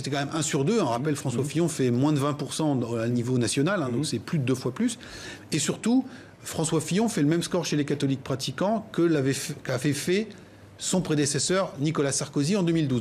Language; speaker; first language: French; native; French